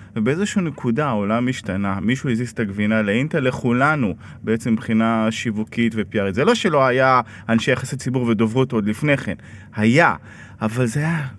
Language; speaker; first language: Hebrew; native; Hebrew